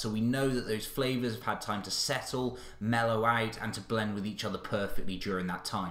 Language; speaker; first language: English; native; English